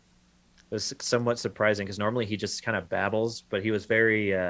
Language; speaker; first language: English; native; English